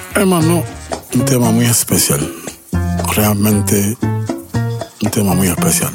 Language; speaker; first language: French; non-native, learner; Spanish